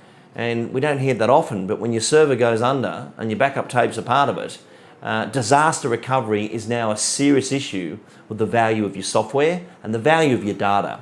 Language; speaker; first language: English; native; English